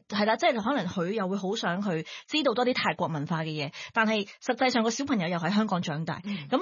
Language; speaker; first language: Cantonese; native; Cantonese